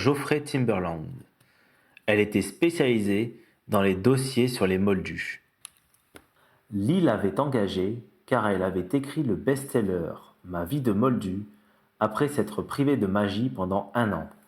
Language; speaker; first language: French; native; French